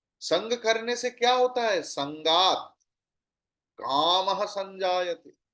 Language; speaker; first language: Hindi; non-native, local second language; Bangla